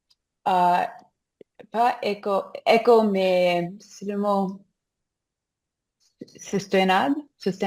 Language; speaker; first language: French; non-native, fluent; English